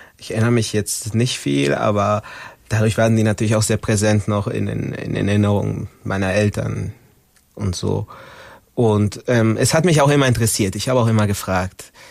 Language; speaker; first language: German; non-native, fluent; Spanish